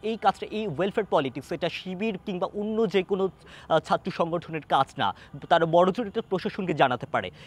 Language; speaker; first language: Bangla; non-native, local second language; Chakma